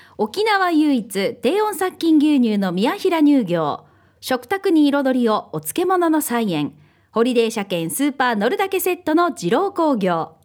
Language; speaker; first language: Japanese; native; Japanese